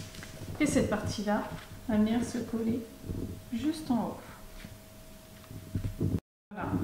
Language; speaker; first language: French; native; French